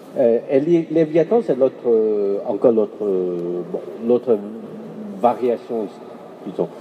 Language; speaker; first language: French; non-native, fluent; Chinese